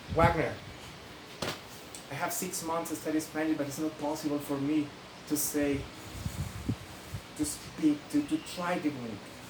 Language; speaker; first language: English; non-native, fluent; Spanish